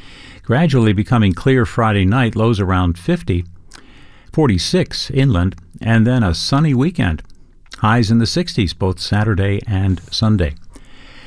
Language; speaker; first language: English; native; English